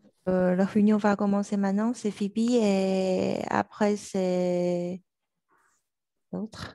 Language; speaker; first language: French; non-native, learner; Chinese